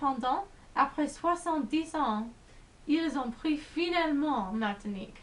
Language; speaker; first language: French; non-native, learner; English